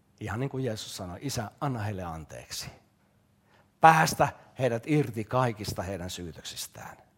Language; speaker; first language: Finnish; native; Finnish